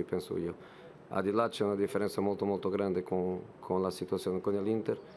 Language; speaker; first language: Italian; non-native, fluent; Portuguese